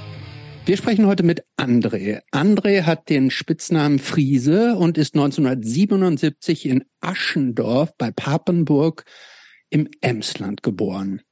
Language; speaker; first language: German; native; German